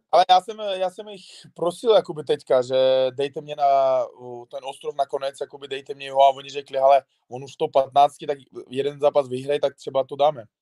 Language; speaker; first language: Czech; non-native, fluent; Uzbek